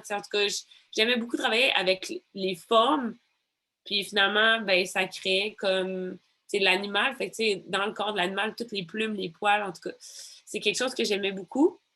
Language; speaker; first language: French; native; French